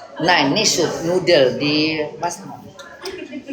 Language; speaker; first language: German; non-native, learner; Indonesian